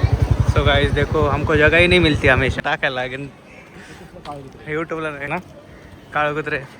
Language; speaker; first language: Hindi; non-native, local second language; Marathi